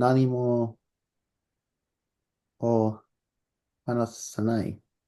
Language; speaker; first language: Japanese; non-native, learner; English